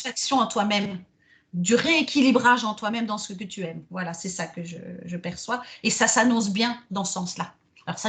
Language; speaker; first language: French; native; French